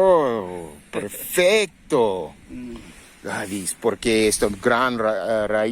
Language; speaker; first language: Spanish; non-native, learner; English